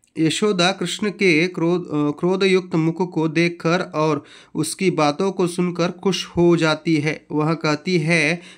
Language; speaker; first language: Hindi; non-native, local second language; Kannada